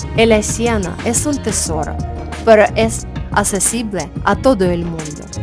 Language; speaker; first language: Spanish; non-native, learner; Ukrainian